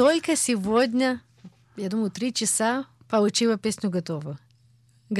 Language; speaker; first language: Russian; early bilingual, heritage; Russian